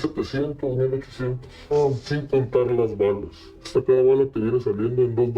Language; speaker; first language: Spanish; native; Spanish